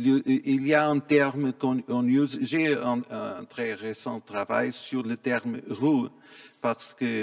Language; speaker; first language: French; non-native, fluent; Portuguese